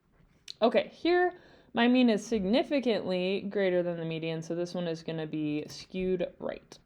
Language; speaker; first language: English; native; English